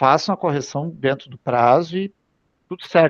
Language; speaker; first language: Portuguese; native; Portuguese